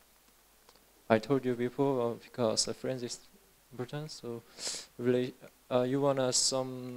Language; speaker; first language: English; non-native, learner; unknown